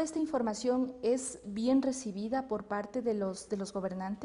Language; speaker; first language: Spanish; native; Spanish